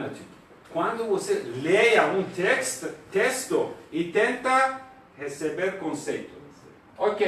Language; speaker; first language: Portuguese; non-native, learner; Persian